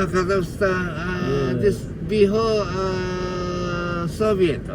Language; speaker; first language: English; non-native, learner; Japanese